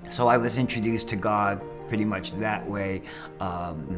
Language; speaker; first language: English; native; English